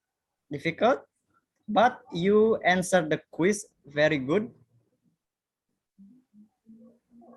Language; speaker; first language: English; non-native, fluent; Indonesian